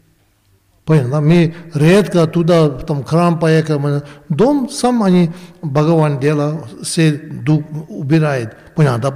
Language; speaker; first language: Russian; non-native, learner; Tibetan